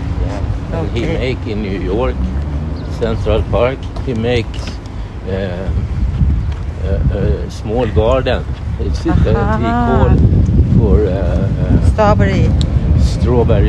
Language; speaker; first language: English; non-native, learner; Swedish